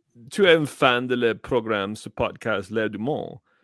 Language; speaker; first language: French; non-native, learner; English